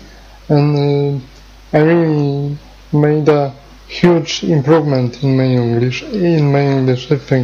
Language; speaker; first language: English; non-native, fluent; Polish